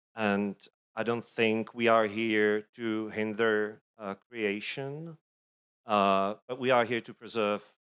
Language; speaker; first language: English; non-native, fluent; Czech